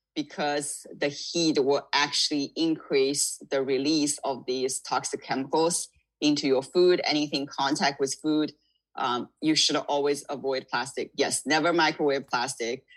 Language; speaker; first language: English; non-native, fluent; Chinese